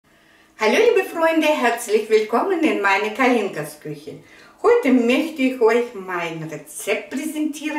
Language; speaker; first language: German; non-native, fluent; Russian